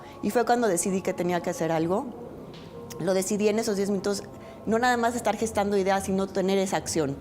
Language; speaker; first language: Spanish; native; Spanish